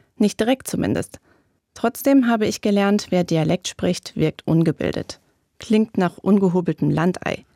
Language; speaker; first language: German; native; German